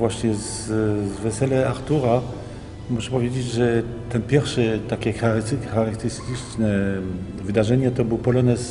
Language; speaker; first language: Polish; early bilingual, heritage; Polish